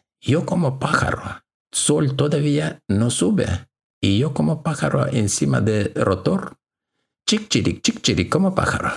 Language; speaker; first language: Spanish; non-native, learner; Russian